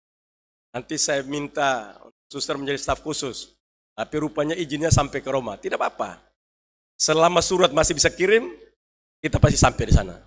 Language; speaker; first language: Indonesian; native; Indonesian